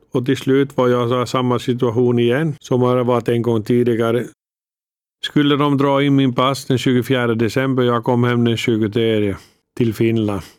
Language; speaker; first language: Swedish; non-native, fluent; Finnish